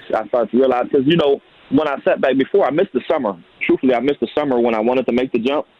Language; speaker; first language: English; native; English